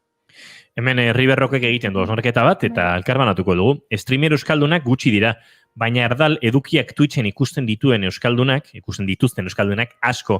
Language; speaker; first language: Basque; native; Basque